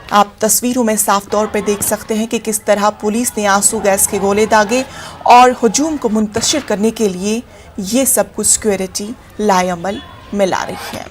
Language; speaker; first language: Hindi; native; Hindi